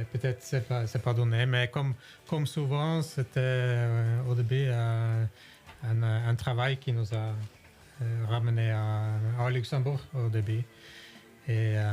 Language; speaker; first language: French; non-native, fluent; Norwegian